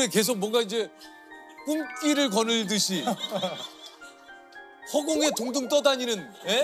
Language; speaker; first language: Korean; native; Korean